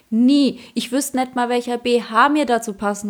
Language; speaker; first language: German; early bilingual, other home language; Polish